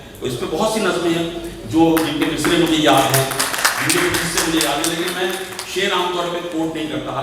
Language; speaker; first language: Urdu; native; Urdu